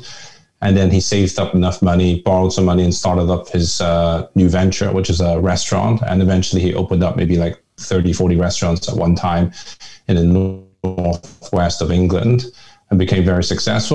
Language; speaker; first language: English; early bilingual, other home language; Hakka Chinese